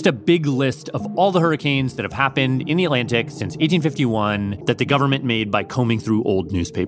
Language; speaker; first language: English; native; English